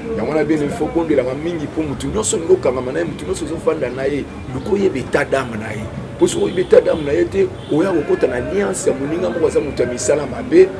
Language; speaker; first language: Lingala; native; Lingala